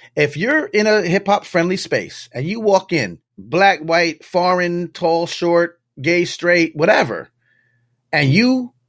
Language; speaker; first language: English; native; English